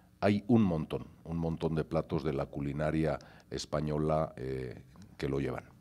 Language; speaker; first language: Spanish; native; Spanish